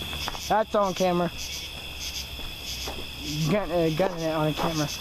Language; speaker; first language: English; native; English